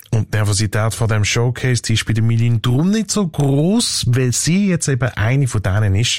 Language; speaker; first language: German; native; German